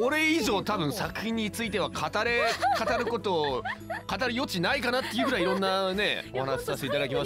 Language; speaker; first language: Japanese; native; Japanese